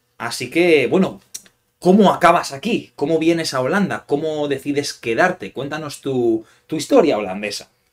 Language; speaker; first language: Spanish; native; Spanish